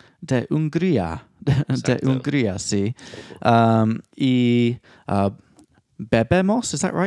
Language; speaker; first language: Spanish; non-native, learner; English